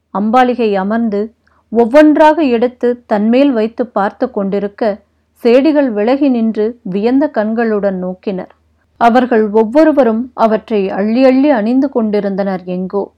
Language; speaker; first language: Tamil; native; Tamil